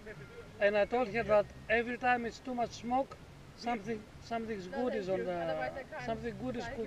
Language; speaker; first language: English; non-native, learner; Greek